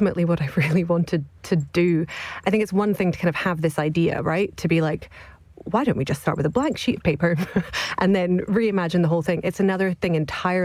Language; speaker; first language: English; native; English